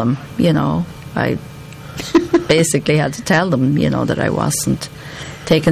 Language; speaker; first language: English; native; English